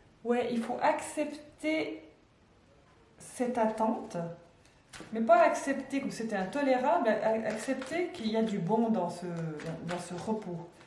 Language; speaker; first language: French; native; French